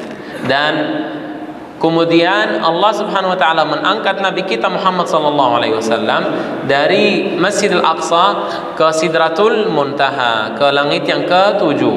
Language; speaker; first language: Indonesian; non-native, fluent; Arabic